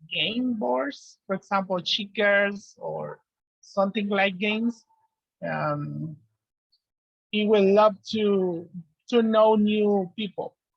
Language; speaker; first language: English; non-native, learner; Spanish